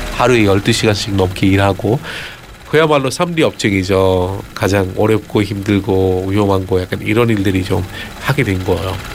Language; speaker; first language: Korean; non-native, fluent; Bangla